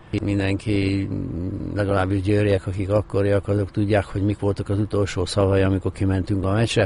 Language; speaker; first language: Hungarian; native; Hungarian